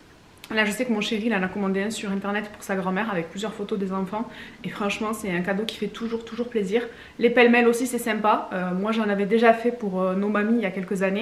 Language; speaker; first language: French; native; French